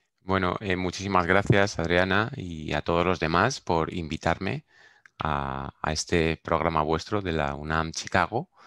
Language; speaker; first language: Spanish; non-native, fluent; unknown